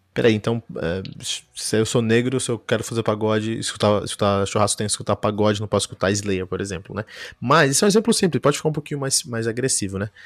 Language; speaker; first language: Portuguese; early bilingual, heritage; Portuguese